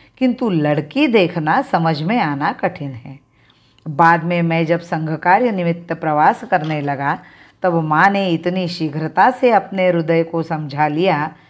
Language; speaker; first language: Hindi; non-native, local second language; Marathi